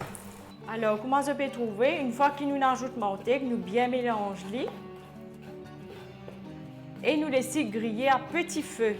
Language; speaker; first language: French; non-native, local second language; Morisyen